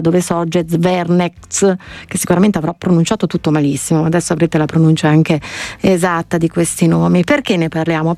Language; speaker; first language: Italian; native; Italian